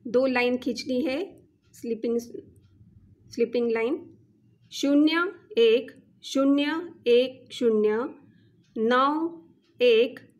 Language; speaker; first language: Hindi; non-native, local second language; Marathi